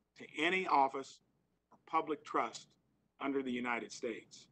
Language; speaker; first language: English; native; English